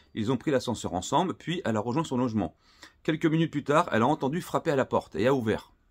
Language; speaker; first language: French; native; French